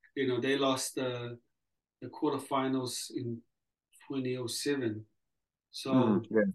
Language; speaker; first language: English; early bilingual, other home language; Samoan